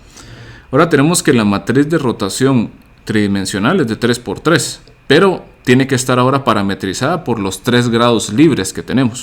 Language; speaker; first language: Spanish; native; Spanish